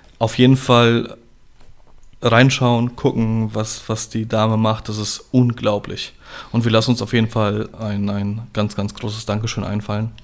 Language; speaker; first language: German; early bilingual, other home language; Polish